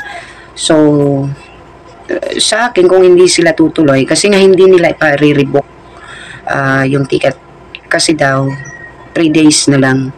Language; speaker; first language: Filipino; native; Filipino